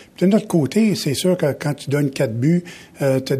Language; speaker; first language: French; native; French